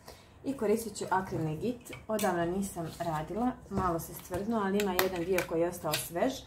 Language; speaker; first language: Croatian; native; Croatian